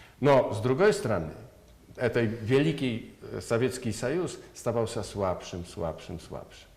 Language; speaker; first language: Russian; non-native, learner; Polish